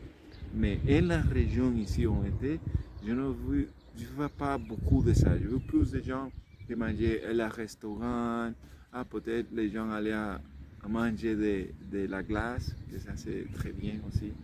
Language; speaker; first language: French; non-native, learner; Spanish